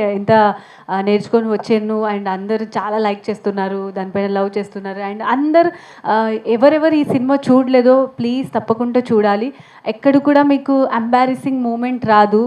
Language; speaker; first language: Telugu; non-native, learner; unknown